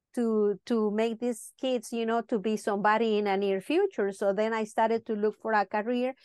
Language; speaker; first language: English; non-native, fluent; Spanish